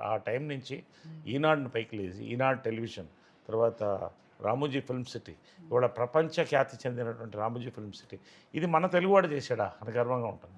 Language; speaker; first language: Telugu; native; Telugu